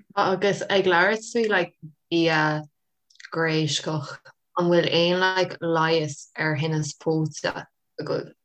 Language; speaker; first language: Irish; non-native, local second language; English